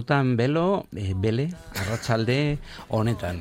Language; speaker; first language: Basque; native; Basque